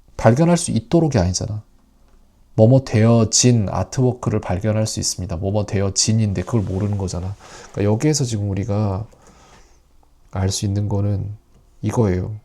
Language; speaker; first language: Korean; native; Korean